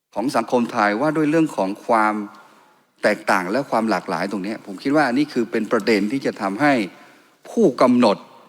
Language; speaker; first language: Thai; non-native, local second language; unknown